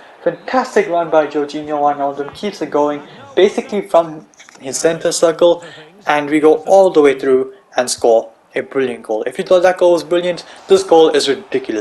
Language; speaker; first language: English; native; English